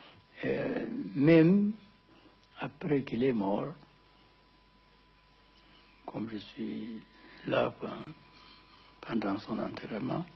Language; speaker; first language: French; non-native, fluent; Amharic